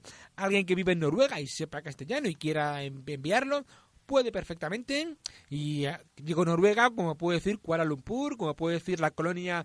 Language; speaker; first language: Spanish; native; Spanish